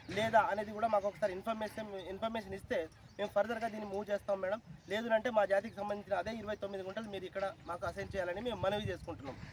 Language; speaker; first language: Telugu; non-native, local second language; Lambadi